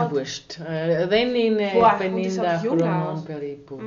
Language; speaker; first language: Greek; non-native, learner; German